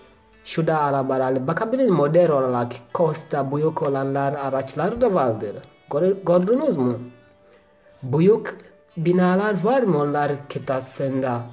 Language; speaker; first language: Turkish; non-native, learner; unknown